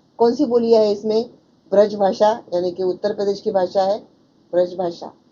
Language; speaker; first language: Hindi; non-native, local second language; Marathi